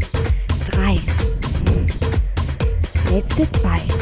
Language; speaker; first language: German; native; German